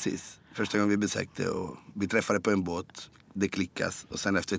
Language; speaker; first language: Swedish; non-native, fluent; Italian